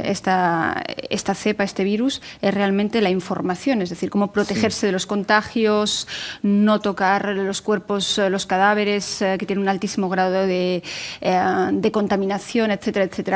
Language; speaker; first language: Spanish; native; Spanish